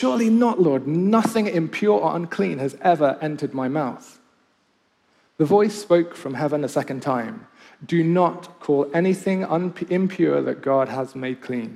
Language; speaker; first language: English; native; English